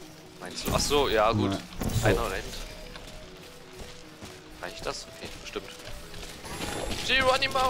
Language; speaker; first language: German; native; German